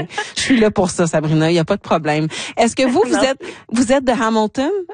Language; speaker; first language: French; native; French